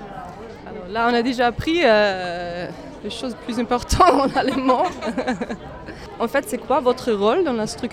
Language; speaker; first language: French; non-native, learner; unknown